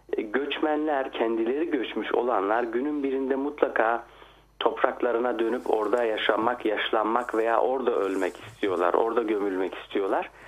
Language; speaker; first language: Turkish; native; Turkish